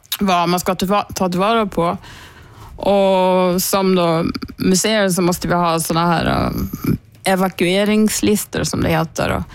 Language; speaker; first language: Swedish; native; Swedish